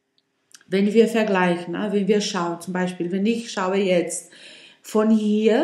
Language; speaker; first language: German; non-native, learner; Portuguese